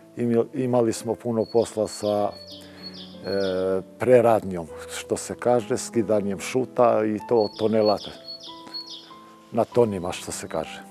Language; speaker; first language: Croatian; non-native, local second language; Albanian